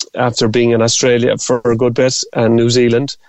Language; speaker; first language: English; native; English